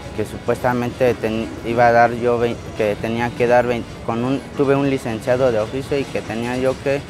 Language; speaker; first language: Spanish; early bilingual, other home language; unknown